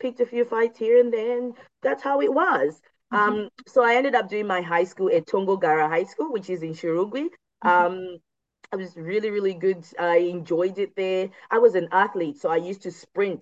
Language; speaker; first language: English; non-native, local second language; Shona